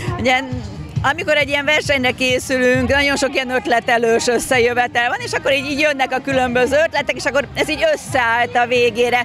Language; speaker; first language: Hungarian; native; Hungarian